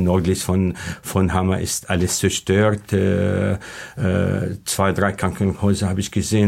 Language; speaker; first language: German; non-native, learner; Arabic